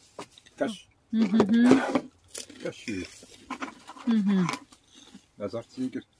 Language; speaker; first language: Dutch; native; Dutch